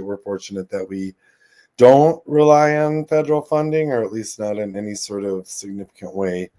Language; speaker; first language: English; native; English